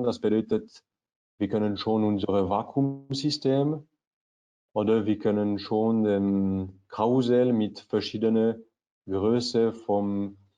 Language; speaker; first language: German; non-native, learner; French